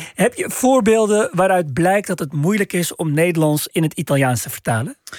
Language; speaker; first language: Dutch; native; Dutch